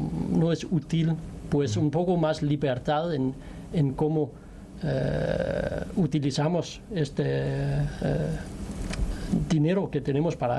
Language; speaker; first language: Spanish; non-native, learner; Danish